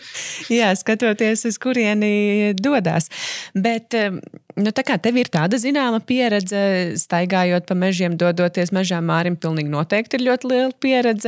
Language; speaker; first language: Latvian; native; Latvian